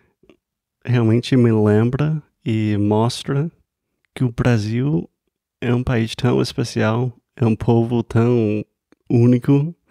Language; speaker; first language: Portuguese; non-native, fluent; English